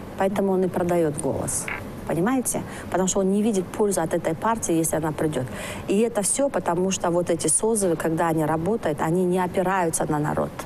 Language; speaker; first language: Russian; non-native, local second language; Kyrgyz